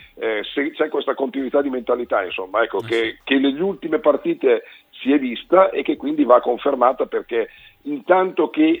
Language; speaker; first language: Italian; native; Italian